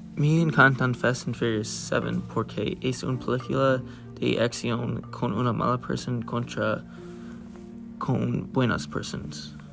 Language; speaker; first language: Spanish; non-native, learner; English